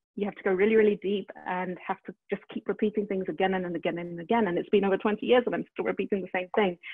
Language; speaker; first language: English; native; English